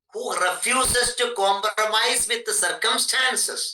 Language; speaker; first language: English; non-native, local second language; Malayalam